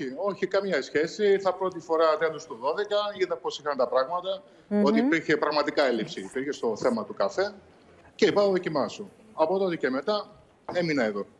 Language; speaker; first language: Greek; native; Greek